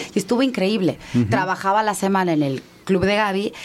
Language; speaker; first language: Spanish; native; Spanish